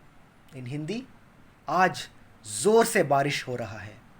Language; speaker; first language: Hindi; non-native, local second language; Kannada